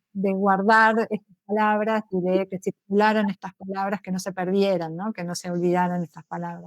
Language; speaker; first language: Spanish; native; Spanish